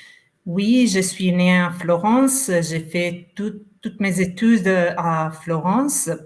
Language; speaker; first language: French; non-native, fluent; Italian